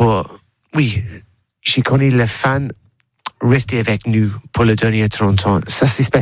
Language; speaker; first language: French; non-native, learner; English